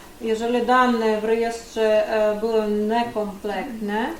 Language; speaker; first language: Polish; non-native, fluent; Ukrainian